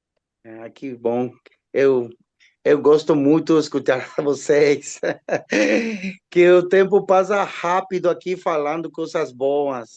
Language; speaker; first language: Portuguese; non-native, learner; Spanish